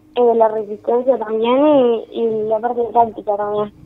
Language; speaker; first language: Spanish; native; Spanish